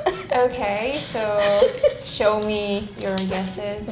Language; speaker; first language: English; non-native, fluent; Italian